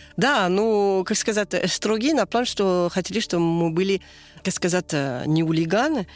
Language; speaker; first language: Russian; non-native, learner; French